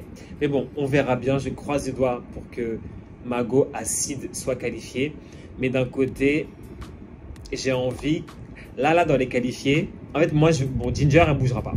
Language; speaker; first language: French; native; French